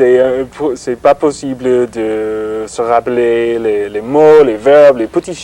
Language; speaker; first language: French; non-native, learner; English